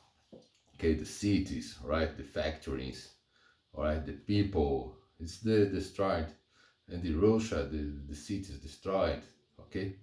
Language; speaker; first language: English; non-native, learner; Portuguese